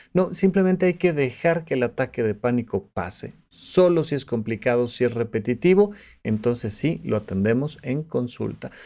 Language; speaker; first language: Spanish; native; Spanish